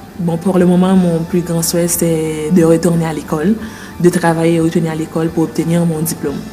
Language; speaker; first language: French; non-native, local second language; Haitian Creole